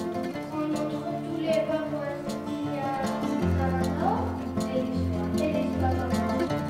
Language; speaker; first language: French; non-native, local second language; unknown